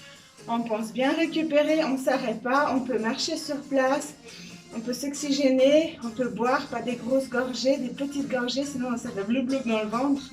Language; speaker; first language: French; native; French